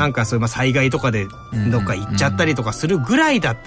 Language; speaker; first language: Japanese; native; Japanese